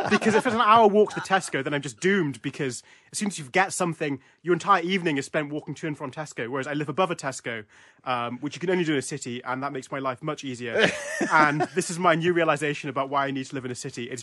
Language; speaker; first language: English; native; English